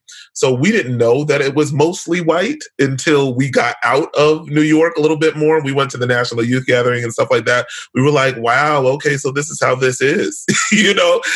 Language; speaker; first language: English; native; English